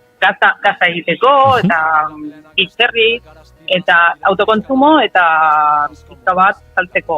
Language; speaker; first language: Basque; non-native, local second language; Spanish